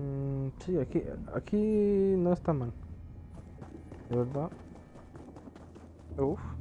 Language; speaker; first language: Spanish; non-native, learner; French